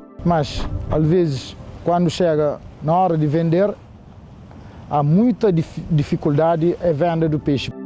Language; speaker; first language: Portuguese; non-native, local second language; Kabuverdianu